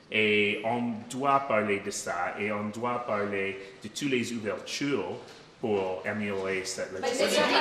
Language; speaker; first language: French; non-native, local second language; English